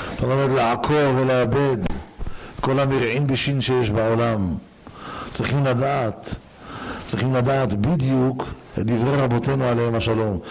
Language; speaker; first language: Hebrew; native; Hebrew